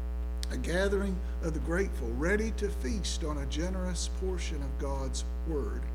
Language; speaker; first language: English; native; English